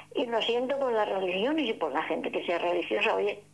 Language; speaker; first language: Spanish; native; Spanish